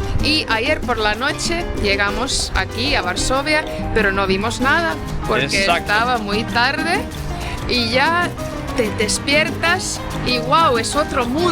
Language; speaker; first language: Spanish; non-native, fluent; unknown